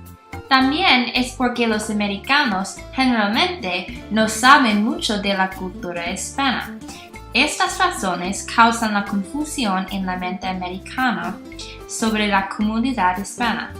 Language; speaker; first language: Spanish; non-native, learner; English